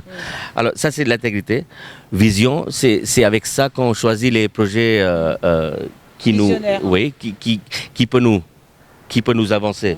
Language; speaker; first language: French; non-native, fluent; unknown